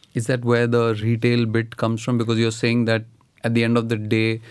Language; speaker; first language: English; non-native, local second language; Hindi